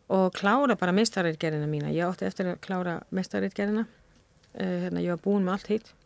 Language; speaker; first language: Icelandic; non-native, fluent; Spanish